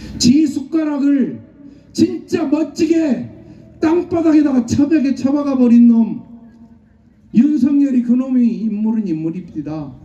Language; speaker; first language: Korean; native; Korean